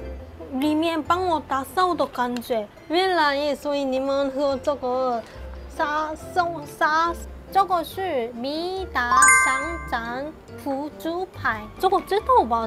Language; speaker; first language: Chinese; non-native, fluent; Korean